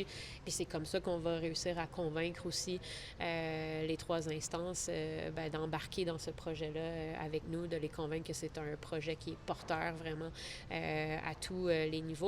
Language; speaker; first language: French; native; French